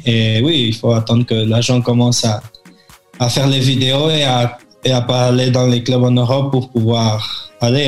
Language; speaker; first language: French; early bilingual, heritage; French